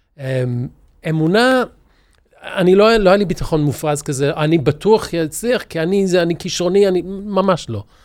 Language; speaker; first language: Hebrew; early bilingual, other home language; English